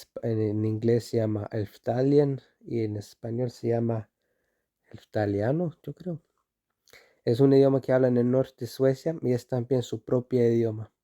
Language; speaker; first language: Spanish; non-native, fluent; Icelandic